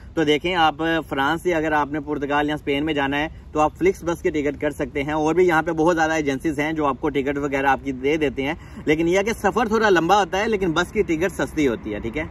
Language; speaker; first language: Urdu; non-native, local second language; Punjabi